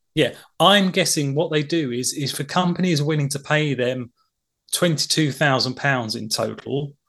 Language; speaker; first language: English; native; English